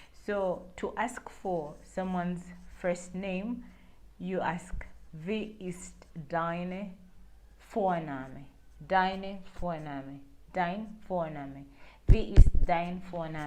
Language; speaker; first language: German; non-native, learner; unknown